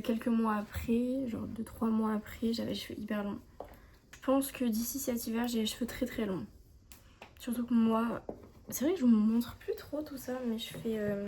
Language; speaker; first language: French; native; French